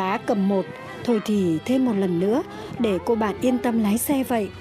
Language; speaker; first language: Vietnamese; native; Vietnamese